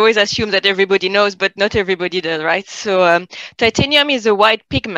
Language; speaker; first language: English; non-native, fluent; French